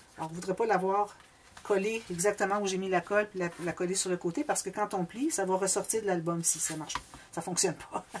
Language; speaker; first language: French; native; French